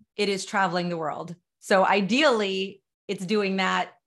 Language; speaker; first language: English; native; English